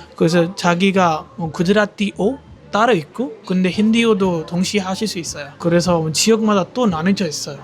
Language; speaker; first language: Korean; non-native, fluent; Hindi